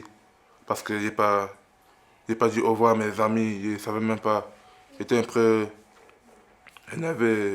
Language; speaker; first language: French; non-native, learner; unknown